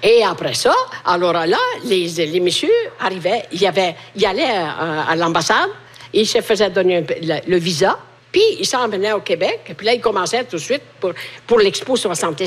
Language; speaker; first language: French; native; French